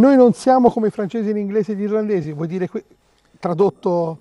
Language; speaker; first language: Italian; native; Italian